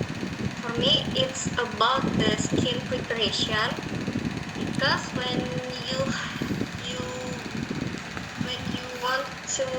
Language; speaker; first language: English; non-native, learner; Indonesian